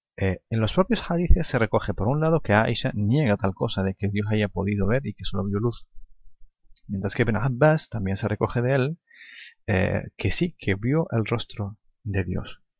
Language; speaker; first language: Spanish; non-native, fluent; Arabic